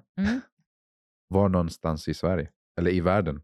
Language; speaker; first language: Swedish; non-native, fluent; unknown